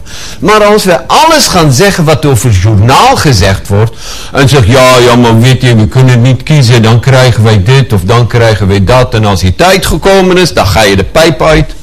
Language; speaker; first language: Dutch; non-native, fluent; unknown